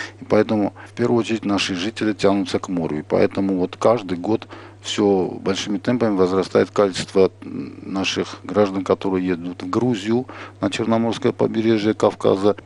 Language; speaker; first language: Russian; non-native, local second language; Armenian